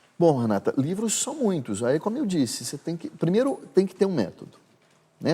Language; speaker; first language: Portuguese; native; Portuguese